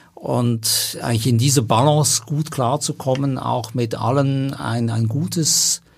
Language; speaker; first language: German; native; German